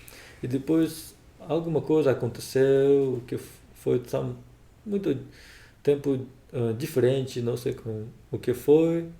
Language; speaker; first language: Portuguese; non-native, learner; Russian